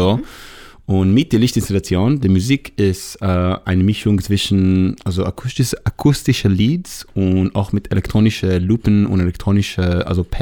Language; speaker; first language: German; non-native, learner; Hebrew